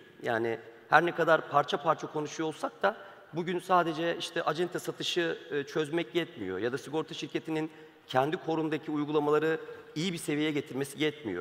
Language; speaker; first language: Turkish; native; Turkish